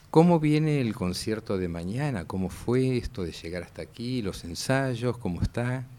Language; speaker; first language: Spanish; native; Spanish